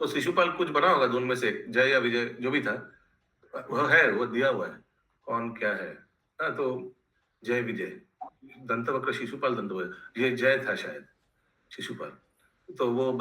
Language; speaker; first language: Hindi; non-native, local second language; Bangla